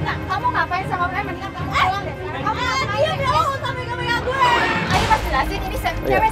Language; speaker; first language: Indonesian; native; Indonesian